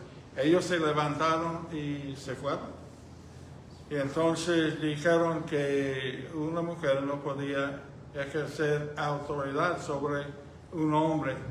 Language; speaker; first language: Spanish; non-native, fluent; English